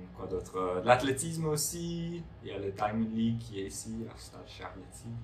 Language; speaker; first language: French; non-native, fluent; English